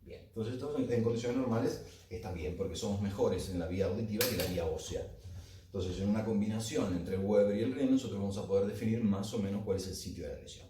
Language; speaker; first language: Spanish; native; Spanish